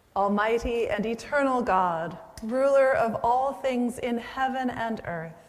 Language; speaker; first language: English; native; English